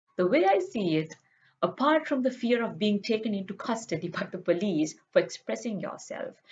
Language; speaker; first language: English; non-native, local second language; Sinhala